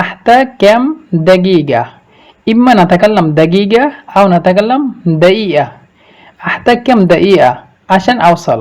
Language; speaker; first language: Arabic; non-native, fluent; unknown